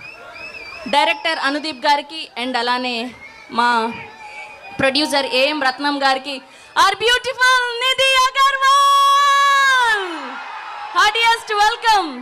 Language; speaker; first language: Telugu; native; Telugu